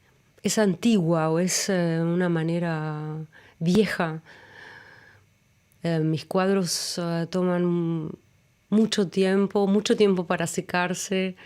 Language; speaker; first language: Spanish; early bilingual, other home language; German